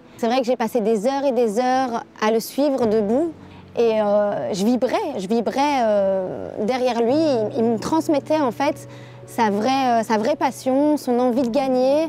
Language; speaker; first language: French; native; French